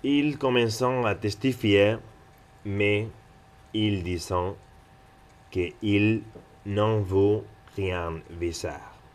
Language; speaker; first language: French; non-native, learner; Spanish